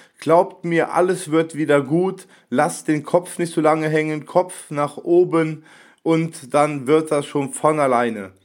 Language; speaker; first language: German; native; German